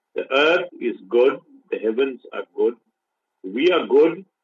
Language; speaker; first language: English; native; English